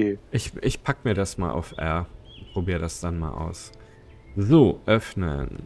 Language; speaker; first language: German; native; German